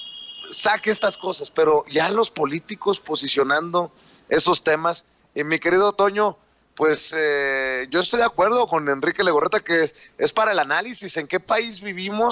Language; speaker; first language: Spanish; native; Spanish